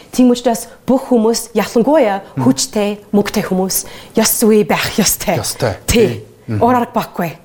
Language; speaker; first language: Mongolian; non-native, learner; English